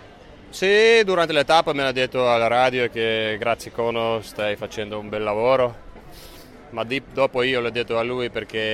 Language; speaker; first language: Italian; non-native, fluent; Lithuanian